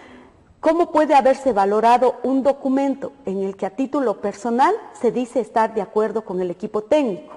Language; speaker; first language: Spanish; native; Spanish